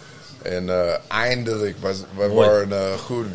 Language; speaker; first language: Dutch; non-native, learner; English